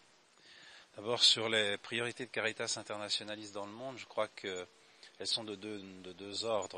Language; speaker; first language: French; native; French